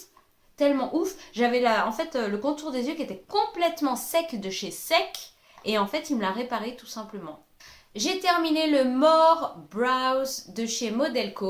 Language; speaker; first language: French; native; French